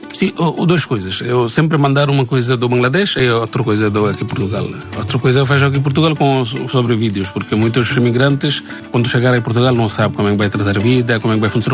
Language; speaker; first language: Portuguese; non-native, learner; Bangla